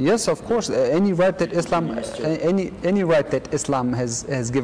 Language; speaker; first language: English; non-native, fluent; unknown